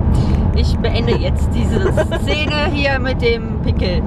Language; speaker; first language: German; native; German